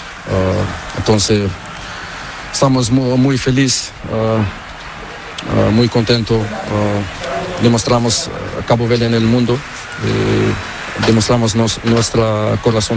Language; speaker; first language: Spanish; non-native, learner; Portuguese